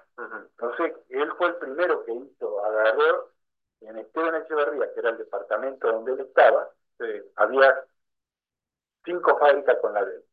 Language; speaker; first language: Spanish; native; Spanish